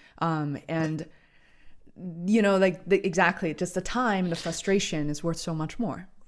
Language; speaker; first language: English; non-native, fluent; Chinese